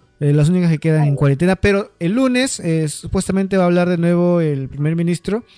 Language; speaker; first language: Spanish; native; Spanish